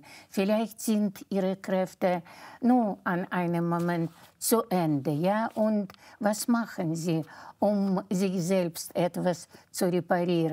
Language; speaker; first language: German; non-native, fluent; Russian